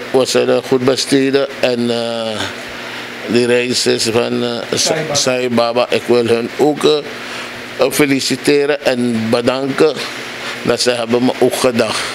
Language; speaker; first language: Dutch; non-native, local second language; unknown